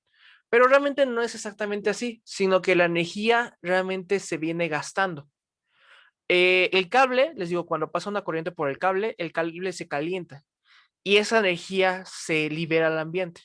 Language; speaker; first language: Spanish; native; Spanish